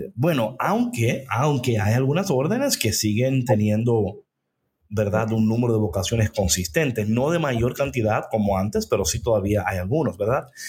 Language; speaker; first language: Spanish; early bilingual, heritage; Spanish